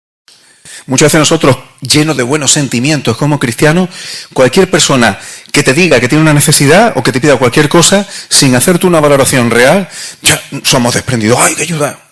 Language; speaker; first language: Spanish; native; Spanish